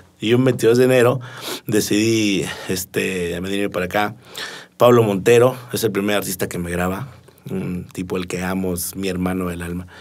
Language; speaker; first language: Spanish; native; Spanish